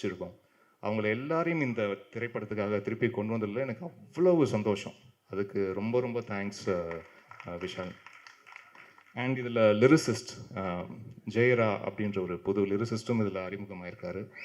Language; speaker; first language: Tamil; native; Tamil